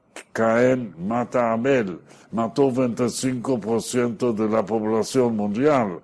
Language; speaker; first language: Spanish; non-native, fluent; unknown